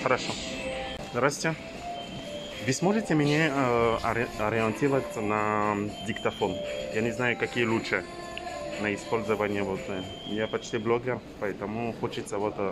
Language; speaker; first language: Russian; non-native, learner; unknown